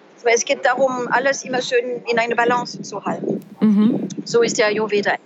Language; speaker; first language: German; non-native, fluent; French